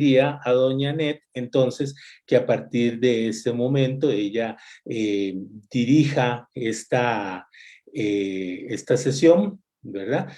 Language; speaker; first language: Spanish; native; Spanish